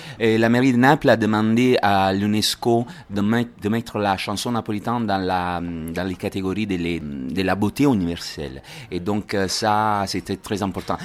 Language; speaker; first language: French; non-native, learner; Italian